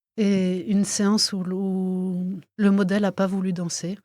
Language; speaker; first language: French; native; French